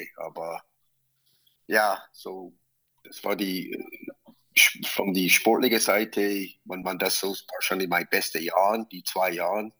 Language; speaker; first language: German; non-native, fluent; English